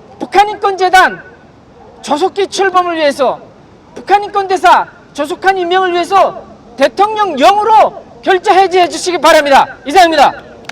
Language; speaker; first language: Korean; native; Korean